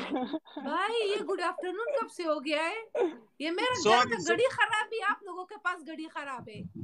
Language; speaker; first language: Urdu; non-native, local second language; Pashto